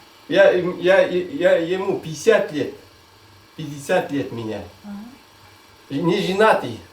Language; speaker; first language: Russian; non-native, local second language; Kazakh